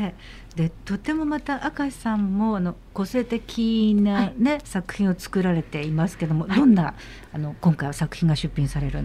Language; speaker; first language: Japanese; native; Japanese